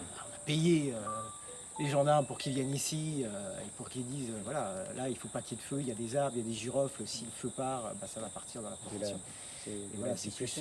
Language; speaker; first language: French; native; French